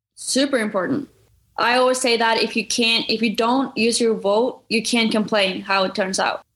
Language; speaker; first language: English; non-native, fluent; Norwegian